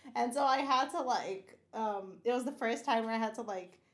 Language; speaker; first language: English; non-native, fluent; Portuguese